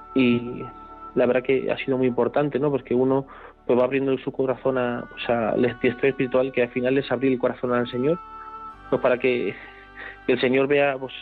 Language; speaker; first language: Spanish; native; Spanish